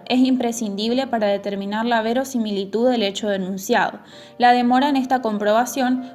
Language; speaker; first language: Spanish; native; Spanish